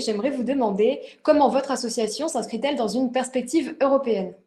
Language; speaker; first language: French; native; French